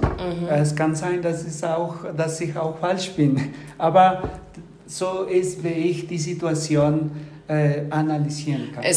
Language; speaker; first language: German; non-native, fluent; Spanish